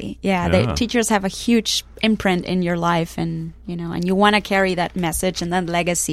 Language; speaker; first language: English; non-native, fluent; Spanish